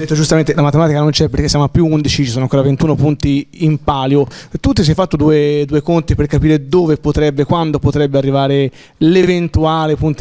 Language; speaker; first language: Italian; native; Italian